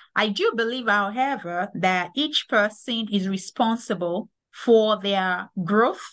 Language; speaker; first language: English; non-native, local second language; Yoruba